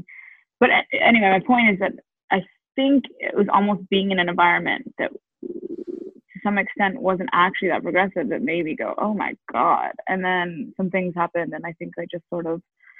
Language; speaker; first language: English; native; English